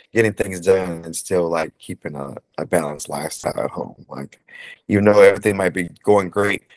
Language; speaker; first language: English; native; English